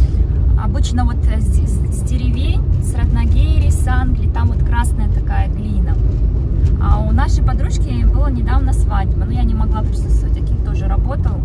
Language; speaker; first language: Russian; native; Russian